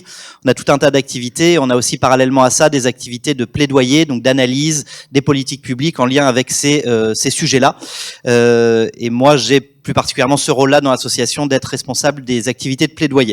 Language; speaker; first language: French; native; French